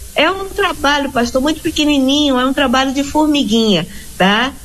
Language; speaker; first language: Portuguese; native; Portuguese